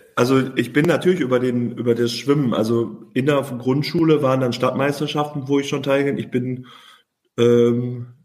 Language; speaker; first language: German; native; German